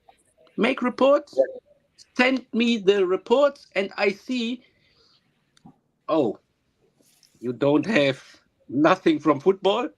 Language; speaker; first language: English; non-native, learner; German